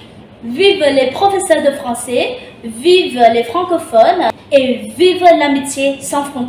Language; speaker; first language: French; non-native, local second language; Khmer